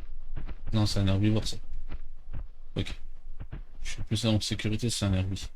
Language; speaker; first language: French; native; French